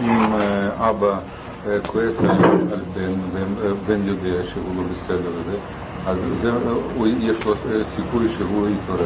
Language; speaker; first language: Hebrew; non-native, learner; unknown